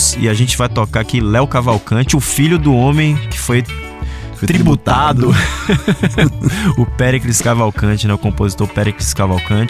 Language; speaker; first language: Portuguese; native; Portuguese